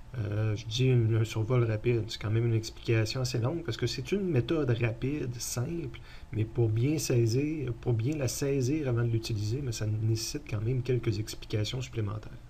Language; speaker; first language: French; native; French